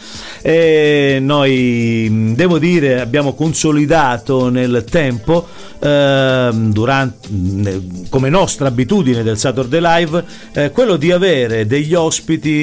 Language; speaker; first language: Italian; native; Italian